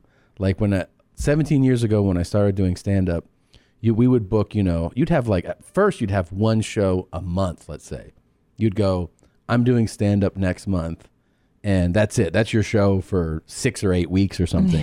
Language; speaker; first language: English; native; English